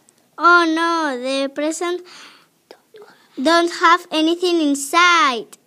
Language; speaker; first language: English; non-native, learner; Spanish